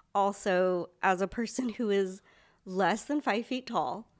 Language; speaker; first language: English; early bilingual, other home language; Filipino